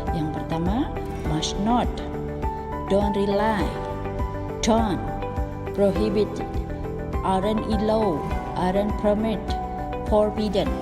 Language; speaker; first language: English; non-native, learner; Indonesian